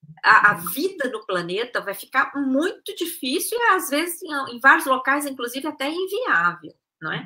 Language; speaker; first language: Portuguese; native; Portuguese